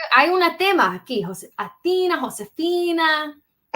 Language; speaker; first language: Spanish; early bilingual, heritage; English